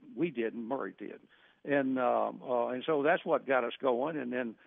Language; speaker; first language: English; native; English